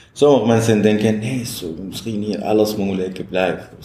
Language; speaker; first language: Dutch; non-native, learner; Arabic